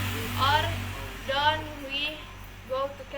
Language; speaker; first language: English; non-native, learner; Indonesian